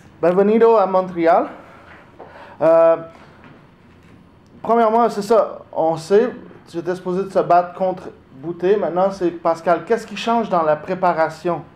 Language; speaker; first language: French; native; French